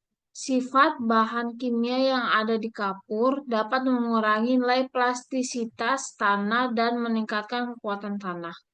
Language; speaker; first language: Indonesian; native; Indonesian